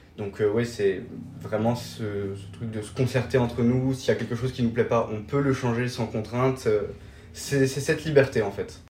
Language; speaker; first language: French; native; French